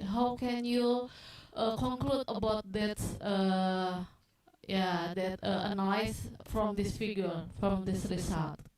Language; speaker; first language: English; non-native, learner; Indonesian